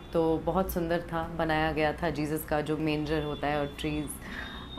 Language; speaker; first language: Hindi; early bilingual, other home language; English